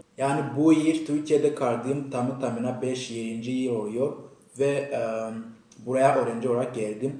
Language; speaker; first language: Turkish; non-native, fluent; Kinyarwanda